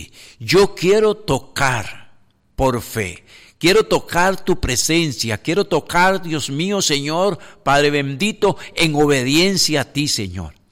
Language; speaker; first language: Spanish; native; Spanish